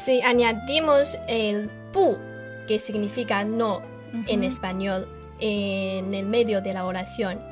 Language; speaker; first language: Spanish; non-native, fluent; Chinese